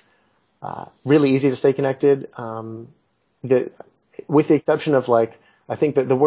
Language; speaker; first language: English; native; English